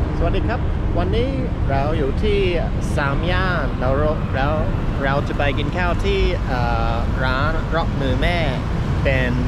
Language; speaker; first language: Thai; non-native, fluent; English